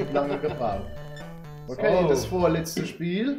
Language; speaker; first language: German; native; German